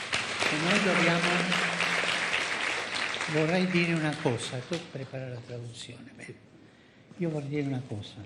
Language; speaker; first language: Italian; non-native, fluent; Spanish